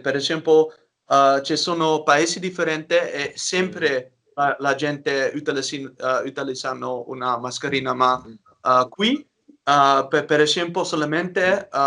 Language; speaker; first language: Italian; non-native, learner; Dutch